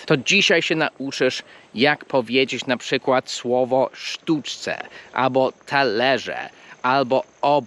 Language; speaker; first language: Polish; non-native, fluent; English